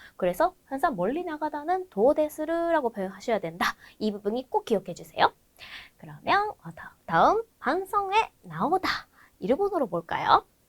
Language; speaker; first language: Korean; non-native, fluent; Japanese